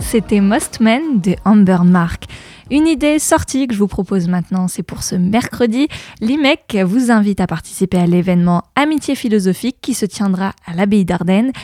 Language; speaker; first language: French; native; French